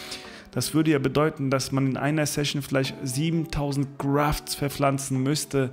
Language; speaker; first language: German; native; German